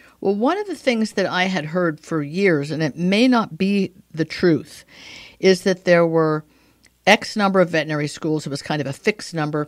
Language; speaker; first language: English; native; English